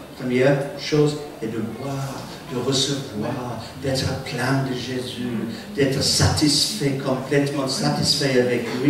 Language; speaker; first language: French; non-native, fluent; English